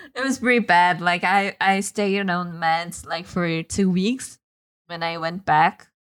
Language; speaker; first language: English; non-native, fluent; Portuguese